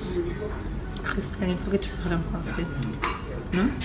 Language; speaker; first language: French; non-native, learner; Spanish